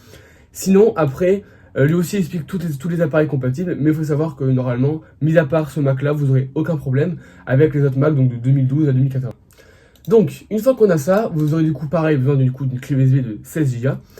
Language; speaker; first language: French; native; French